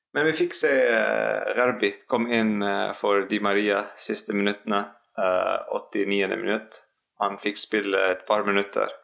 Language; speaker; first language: Norwegian; non-native, fluent; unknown